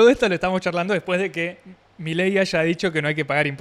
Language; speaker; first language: Spanish; native; Spanish